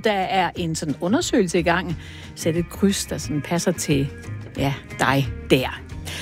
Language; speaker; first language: Danish; native; Danish